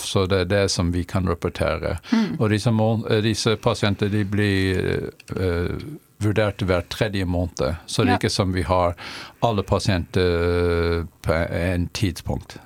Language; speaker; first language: Norwegian; non-native, fluent; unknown